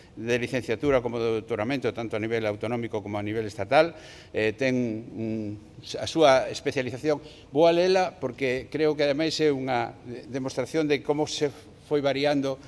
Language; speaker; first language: Galician; non-native, local second language; Spanish